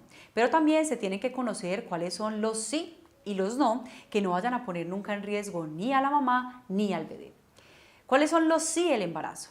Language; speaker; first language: Spanish; native; Spanish